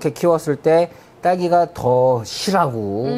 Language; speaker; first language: Korean; native; Korean